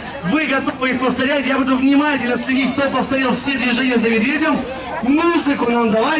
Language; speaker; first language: Russian; native; Russian